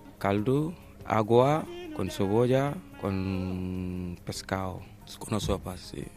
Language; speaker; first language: Spanish; non-native, learner; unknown